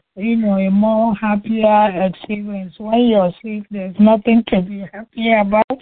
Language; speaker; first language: English; non-native, local second language; Igbo